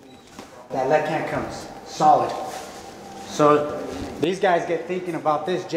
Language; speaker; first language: English; native; English